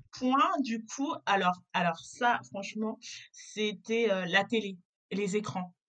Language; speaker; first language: French; native; French